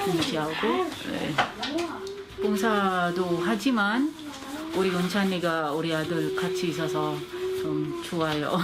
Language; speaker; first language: Korean; non-native, learner; Filipino